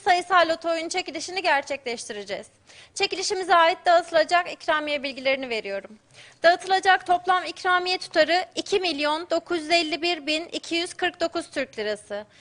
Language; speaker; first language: Turkish; native; Turkish